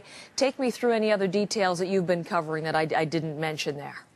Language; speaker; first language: English; native; English